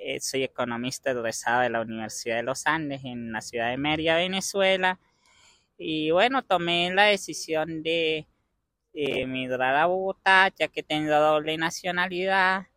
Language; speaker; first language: Spanish; native; Spanish